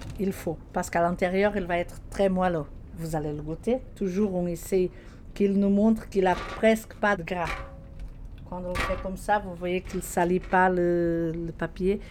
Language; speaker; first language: French; non-native, fluent; Portuguese